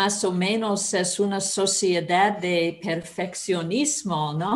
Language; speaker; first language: Spanish; non-native, fluent; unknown